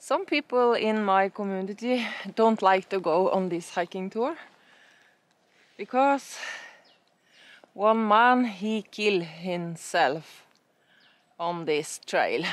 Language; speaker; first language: English; non-native, learner; Norwegian